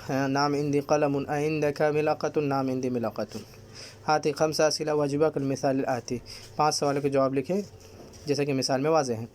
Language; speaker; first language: Urdu; native; Urdu